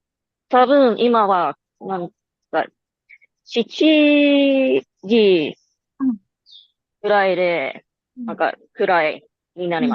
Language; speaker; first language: Japanese; non-native, learner; Swedish